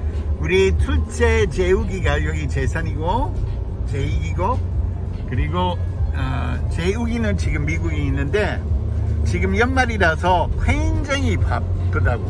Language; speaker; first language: Korean; non-native, fluent; English